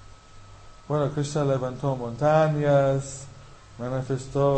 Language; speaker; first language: Spanish; non-native, fluent; English